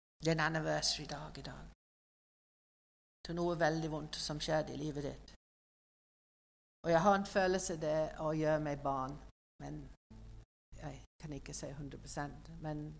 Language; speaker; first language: Norwegian; non-native, learner; English